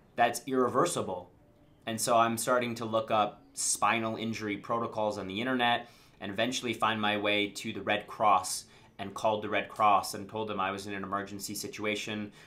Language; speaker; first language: English; native; English